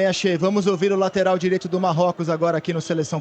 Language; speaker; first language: Portuguese; native; Portuguese